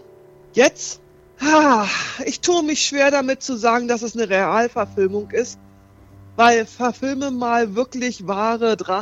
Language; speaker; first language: German; native; German